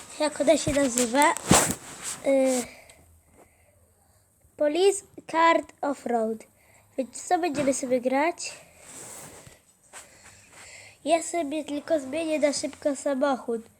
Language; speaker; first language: Polish; native; Polish